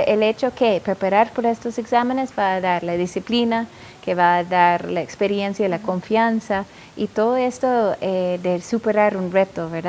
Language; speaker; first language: Spanish; non-native, fluent; English